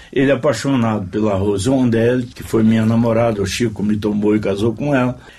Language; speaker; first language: Portuguese; native; Portuguese